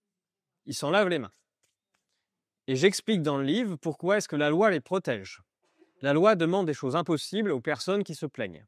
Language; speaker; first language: French; native; French